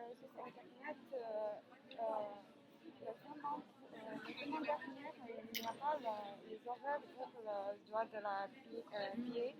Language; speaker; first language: French; non-native, learner; Chinese